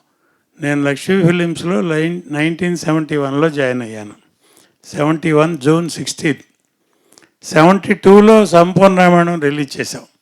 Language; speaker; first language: Telugu; native; Telugu